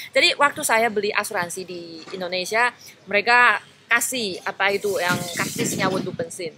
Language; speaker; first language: Indonesian; non-native, fluent; Chinese